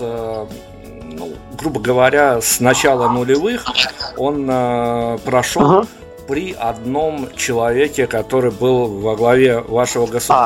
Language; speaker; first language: Russian; native; Russian